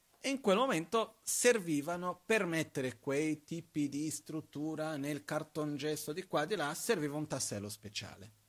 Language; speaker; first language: Italian; non-native, fluent; Portuguese